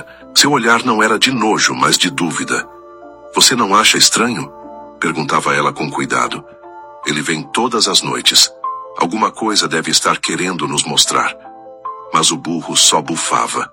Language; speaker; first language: Portuguese; native; Portuguese